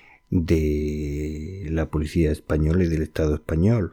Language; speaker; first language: Spanish; native; Spanish